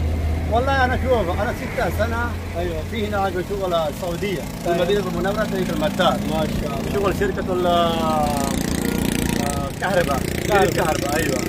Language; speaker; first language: Arabic; non-native, learner; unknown